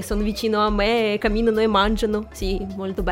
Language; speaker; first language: Italian; non-native, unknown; Russian